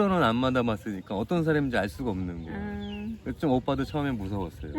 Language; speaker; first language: Korean; native; Korean